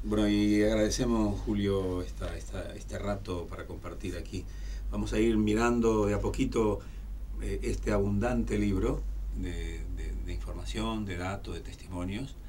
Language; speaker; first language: Spanish; native; Spanish